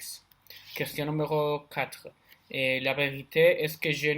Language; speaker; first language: French; non-native, learner; Spanish